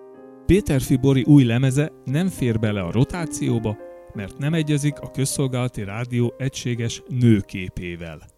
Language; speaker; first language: Hungarian; native; Hungarian